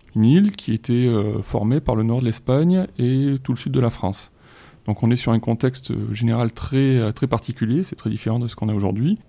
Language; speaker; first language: French; native; French